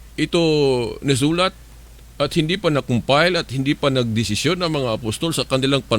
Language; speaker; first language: Filipino; non-native, fluent; Cebuano